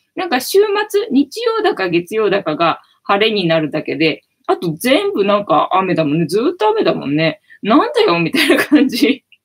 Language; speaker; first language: Japanese; native; Japanese